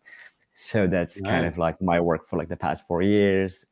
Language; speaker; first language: English; non-native, local second language; Filipino